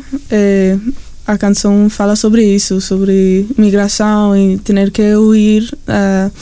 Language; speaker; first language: Portuguese; non-native, learner; English